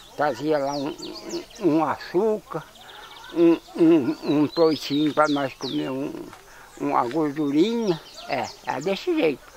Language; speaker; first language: Portuguese; native; Portuguese